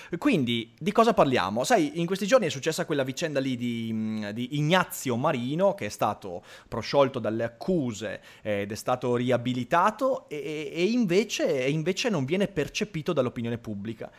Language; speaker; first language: Italian; native; Italian